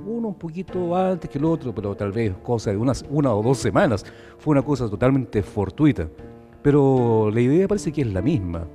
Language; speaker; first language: Spanish; native; Spanish